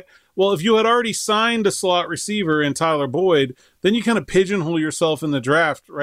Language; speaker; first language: English; native; English